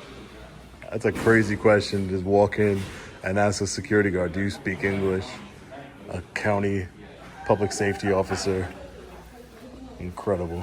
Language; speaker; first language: English; native; English